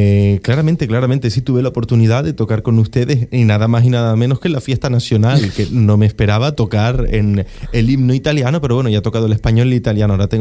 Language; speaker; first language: Spanish; native; Spanish